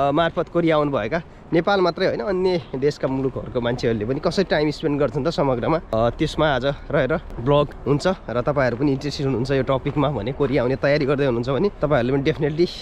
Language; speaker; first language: Nepali; native; Nepali